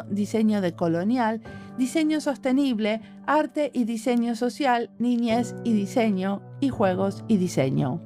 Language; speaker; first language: Spanish; native; Spanish